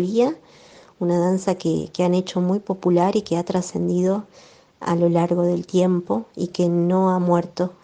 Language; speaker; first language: Spanish; native; Spanish